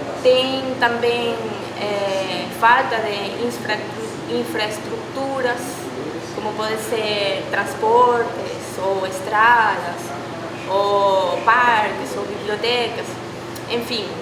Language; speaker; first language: Portuguese; non-native, fluent; Spanish